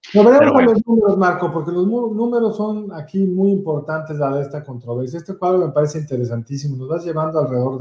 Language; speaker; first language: Spanish; native; Spanish